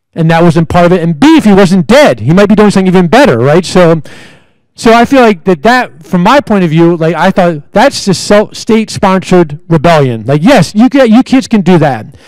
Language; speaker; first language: English; native; English